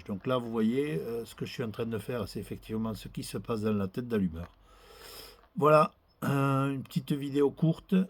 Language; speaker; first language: French; native; French